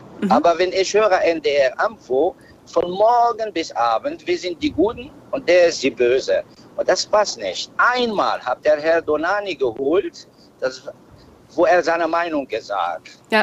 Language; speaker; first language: German; non-native, learner; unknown